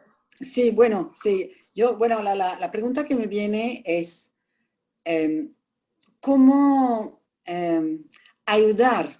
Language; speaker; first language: Spanish; non-native, fluent; French